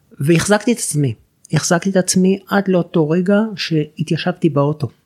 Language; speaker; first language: Hebrew; native; Hebrew